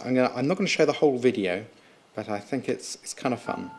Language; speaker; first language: English; native; English